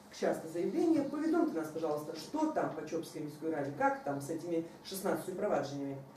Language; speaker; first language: Russian; non-native, local second language; Ukrainian